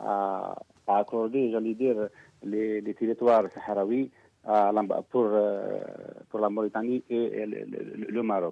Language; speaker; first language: French; non-native, local second language; Arabic